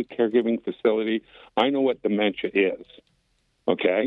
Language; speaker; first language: English; native; English